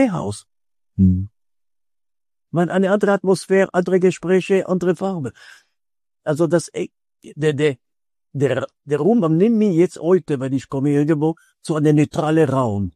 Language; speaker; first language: German; non-native, fluent; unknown